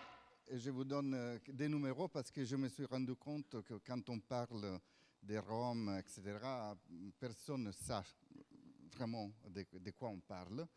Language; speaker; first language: French; non-native, fluent; Italian